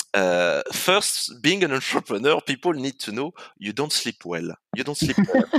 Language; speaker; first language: English; non-native, fluent; French